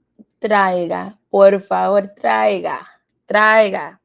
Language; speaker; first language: Spanish; non-native, learner; English